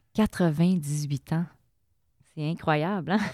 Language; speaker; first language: French; native; French